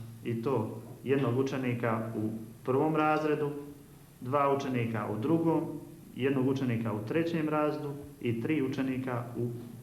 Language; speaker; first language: Bosnian; native; Bosnian